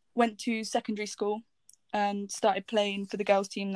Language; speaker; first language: English; native; English